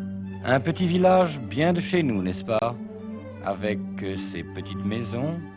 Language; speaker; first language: French; native; French